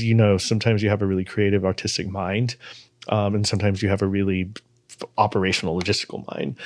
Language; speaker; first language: English; native; English